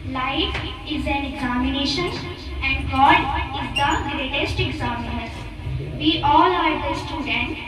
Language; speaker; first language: English; non-native, local second language; Hindi